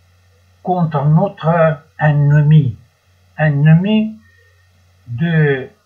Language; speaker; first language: French; non-native, learner; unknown